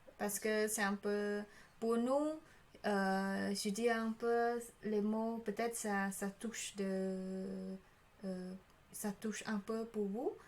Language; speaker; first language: French; non-native, learner; Khmer